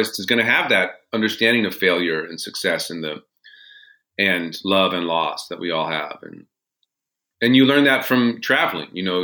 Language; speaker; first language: English; native; English